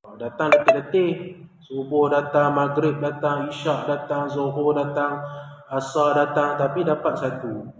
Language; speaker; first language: Malay; native; Malay